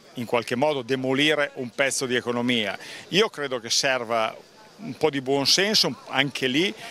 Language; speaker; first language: Italian; native; Italian